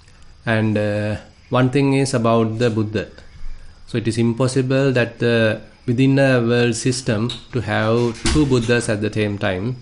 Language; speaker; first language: English; non-native, local second language; Sinhala